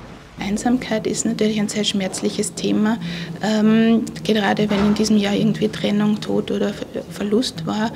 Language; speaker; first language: German; native; German